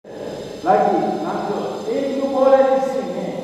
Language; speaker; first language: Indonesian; non-native, learner; Arabic